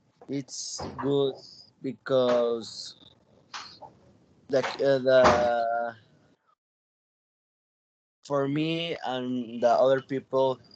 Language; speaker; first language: English; non-native, learner; Spanish